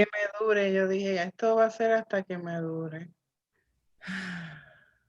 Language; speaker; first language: Spanish; native; Spanish